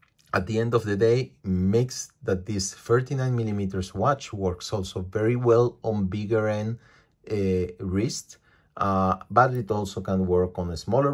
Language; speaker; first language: English; non-native, fluent; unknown